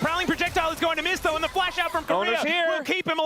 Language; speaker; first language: English; native; English